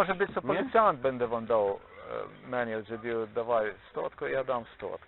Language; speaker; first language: Polish; non-native, learner; Slovenian